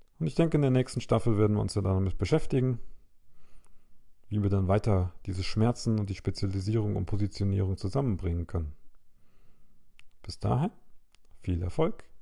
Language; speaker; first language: German; native; German